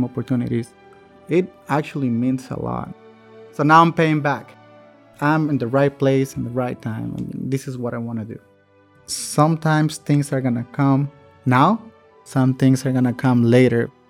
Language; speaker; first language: English; non-native, fluent; Spanish